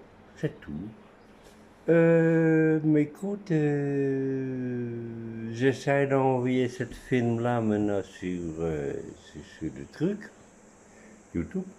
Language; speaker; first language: French; non-native, fluent; Dutch